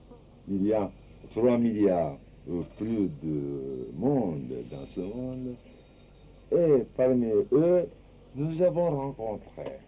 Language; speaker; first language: French; non-native, fluent; Japanese